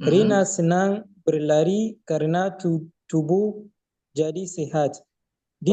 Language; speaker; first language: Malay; non-native, learner; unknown